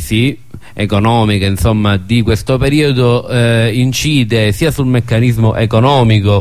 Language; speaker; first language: Italian; native; Italian